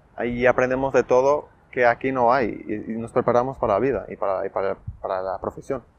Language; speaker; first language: Spanish; non-native, fluent; Portuguese